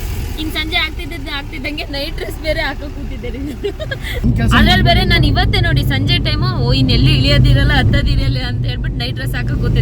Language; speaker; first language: Kannada; native; Kannada